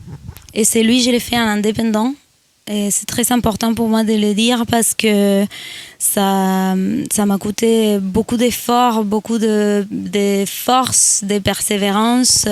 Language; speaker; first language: French; non-native, fluent; Spanish